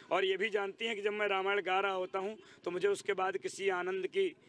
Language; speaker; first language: Hindi; native; Hindi